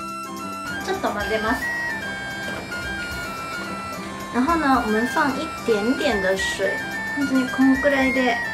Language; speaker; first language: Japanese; non-native, fluent; Chinese